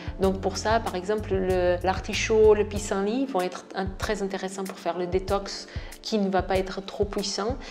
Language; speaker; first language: French; non-native, fluent; Portuguese